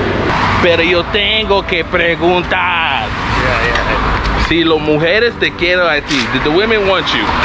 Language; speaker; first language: Spanish; non-native, learner; English